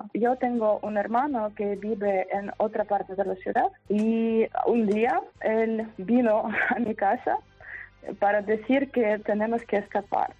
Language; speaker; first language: Spanish; non-native, fluent; Ukrainian